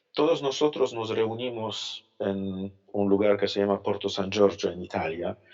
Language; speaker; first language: Spanish; non-native, fluent; Polish